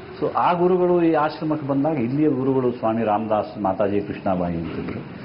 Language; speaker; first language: Kannada; non-native, local second language; Konkani